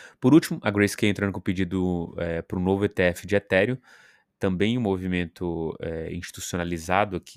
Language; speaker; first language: Portuguese; native; Portuguese